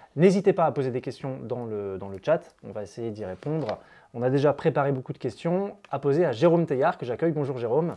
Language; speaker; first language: French; native; French